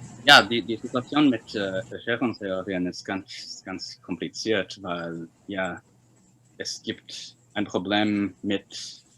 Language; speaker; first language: German; non-native, fluent; Chinese